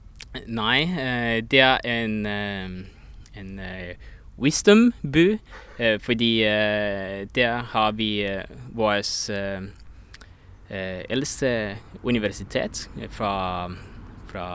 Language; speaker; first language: Danish; non-native, learner; Estonian